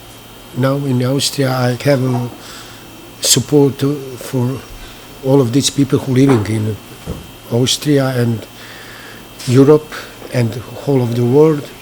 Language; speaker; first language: English; non-native, learner; Bosnian